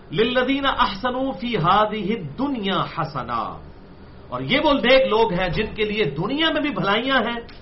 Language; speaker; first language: Urdu; non-native, local second language; Punjabi